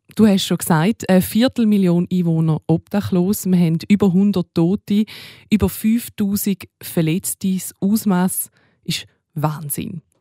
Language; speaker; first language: German; native; German